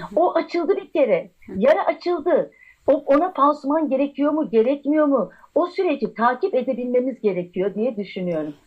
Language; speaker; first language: Turkish; native; Turkish